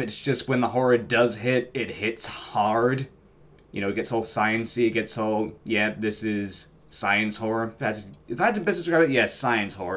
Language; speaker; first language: English; native; English